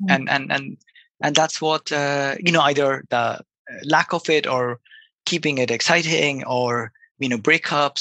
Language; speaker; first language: English; non-native, local second language; Bangla